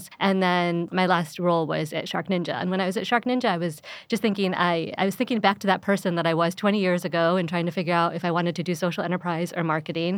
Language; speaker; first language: English; early bilingual, other home language; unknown